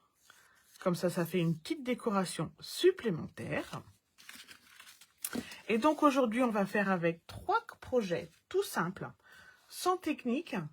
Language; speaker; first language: French; native; French